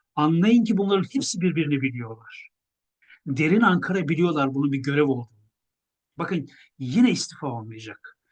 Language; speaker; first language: Turkish; native; Turkish